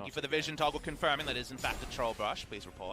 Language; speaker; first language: English; native; English